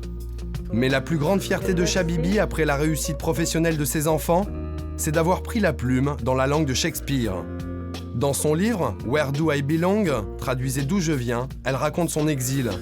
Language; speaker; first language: French; native; French